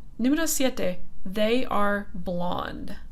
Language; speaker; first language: Spanish; non-native, fluent; English